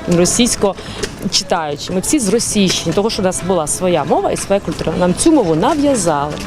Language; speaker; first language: Ukrainian; non-native, local second language; Russian